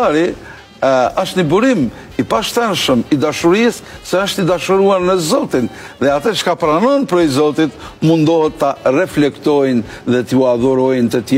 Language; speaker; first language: Albanian; native; Albanian